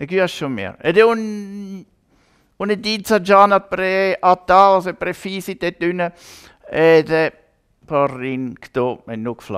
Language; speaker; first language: Albanian; non-native, learner; German